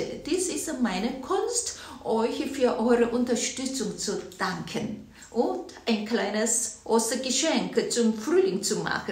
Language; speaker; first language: German; non-native, fluent; Korean